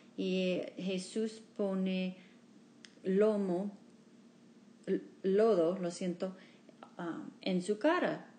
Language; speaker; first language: Spanish; non-native, learner; English